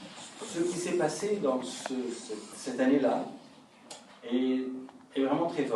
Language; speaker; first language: French; non-native, fluent; Arabic